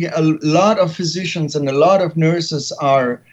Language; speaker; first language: English; non-native, fluent; German